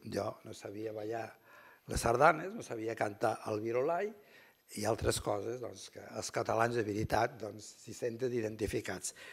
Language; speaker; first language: Catalan; early bilingual, heritage; Catalan